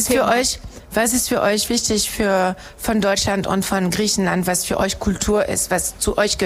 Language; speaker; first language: German; non-native, fluent; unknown